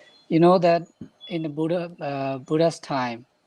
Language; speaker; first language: English; non-native, fluent; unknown